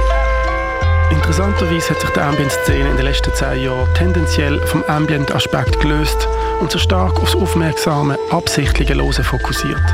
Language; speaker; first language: German; native; German